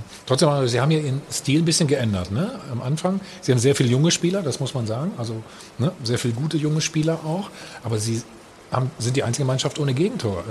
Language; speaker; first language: German; native; German